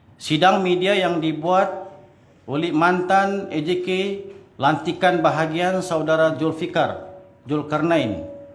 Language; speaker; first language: Malay; native; Malay